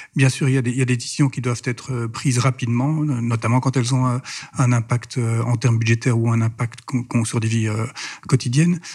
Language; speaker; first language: French; native; French